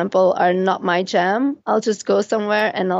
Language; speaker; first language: English; non-native, fluent; Dutch